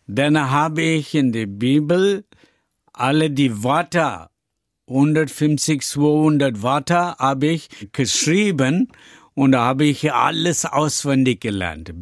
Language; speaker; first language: German; non-native, learner; Tamil